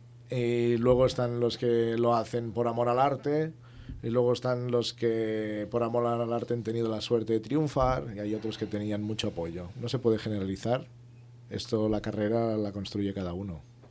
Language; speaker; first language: Spanish; native; Spanish